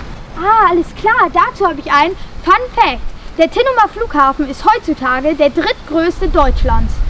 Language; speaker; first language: German; native; German